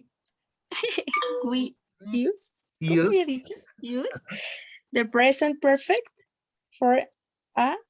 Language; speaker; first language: English; non-native, learner; Spanish